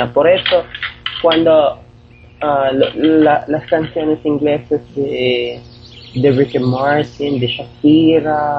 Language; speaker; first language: Spanish; non-native, fluent; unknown